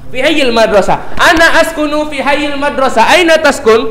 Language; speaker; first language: Arabic; non-native, fluent; Indonesian